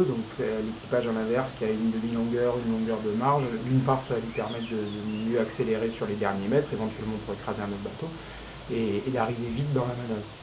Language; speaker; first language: French; native; French